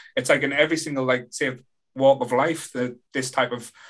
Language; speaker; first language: English; native; English